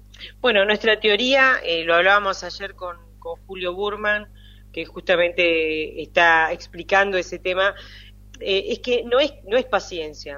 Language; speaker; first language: Spanish; native; Spanish